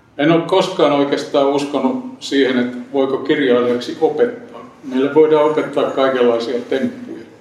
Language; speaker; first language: Finnish; native; Finnish